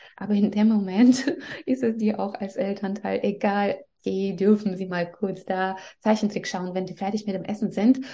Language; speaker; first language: German; non-native, fluent; Russian